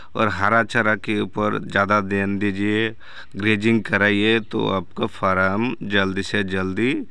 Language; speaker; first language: Hindi; non-native, local second language; Bangla